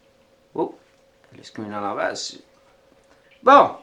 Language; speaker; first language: French; native; French